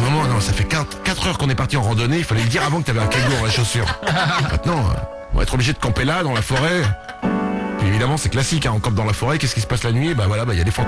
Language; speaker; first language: French; native; French